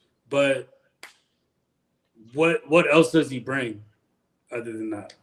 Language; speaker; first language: English; native; English